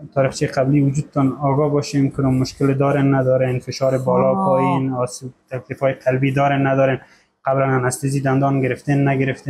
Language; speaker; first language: Persian; native; Persian